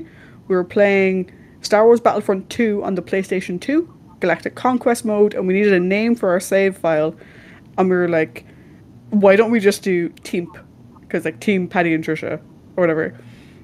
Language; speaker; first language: English; native; English